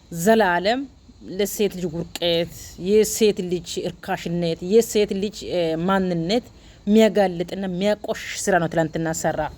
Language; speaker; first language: Amharic; non-native, local second language; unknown